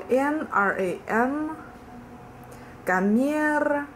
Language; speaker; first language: Russian; non-native, learner; Chinese